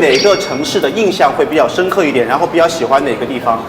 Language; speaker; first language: Chinese; native; Chinese